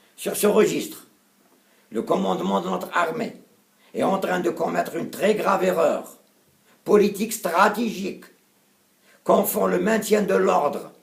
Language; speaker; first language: French; non-native, local second language; Arabic